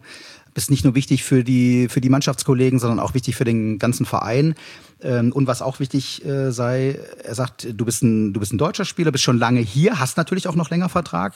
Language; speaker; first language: German; native; German